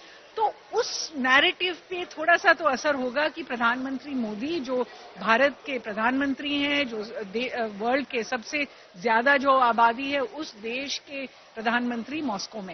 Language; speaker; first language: Hindi; native; Hindi